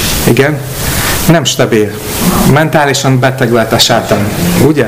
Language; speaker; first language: Hungarian; non-native, fluent; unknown